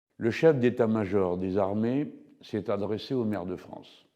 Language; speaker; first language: French; native; French